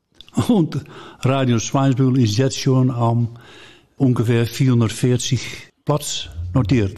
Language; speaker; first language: German; non-native, learner; Dutch